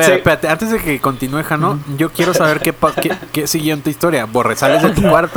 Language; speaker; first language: Spanish; native; Spanish